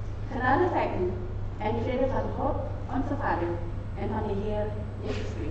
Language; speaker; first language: Dutch; non-native, fluent; Indonesian